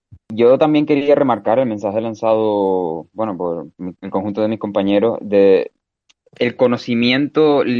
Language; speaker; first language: Spanish; native; Spanish